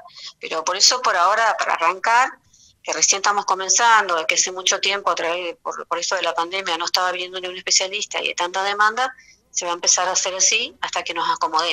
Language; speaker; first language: Spanish; native; Spanish